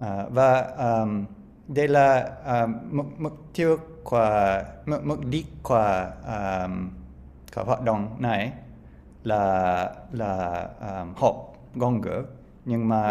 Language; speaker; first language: Vietnamese; non-native, learner; English